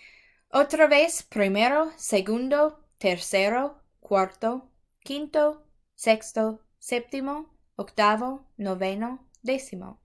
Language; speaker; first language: Spanish; non-native, fluent; English